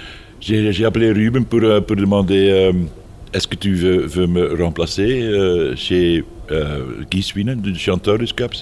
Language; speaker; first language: French; non-native, fluent; Dutch